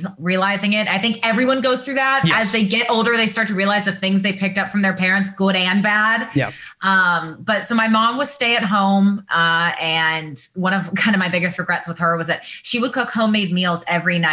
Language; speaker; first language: English; native; English